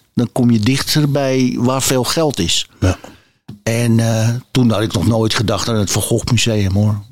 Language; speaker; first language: Dutch; native; Dutch